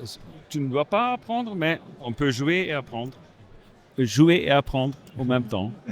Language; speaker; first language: French; non-native, local second language; Dutch